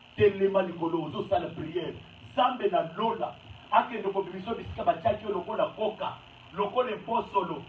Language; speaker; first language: Lingala; non-native, local second language; Luba-Lulua